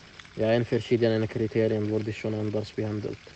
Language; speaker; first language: German; non-native, fluent; Arabic